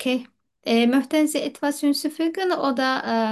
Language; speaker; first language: German; non-native, learner; Turkish